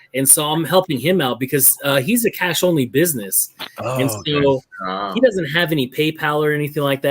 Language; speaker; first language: English; native; English